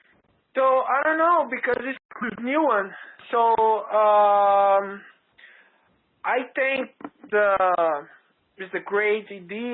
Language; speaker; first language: English; non-native, learner; Portuguese